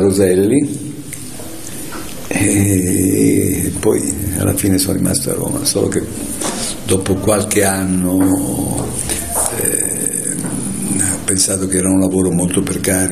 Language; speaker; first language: Italian; native; Italian